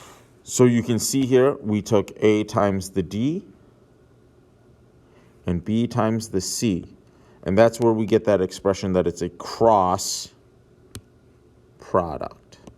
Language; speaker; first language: English; native; English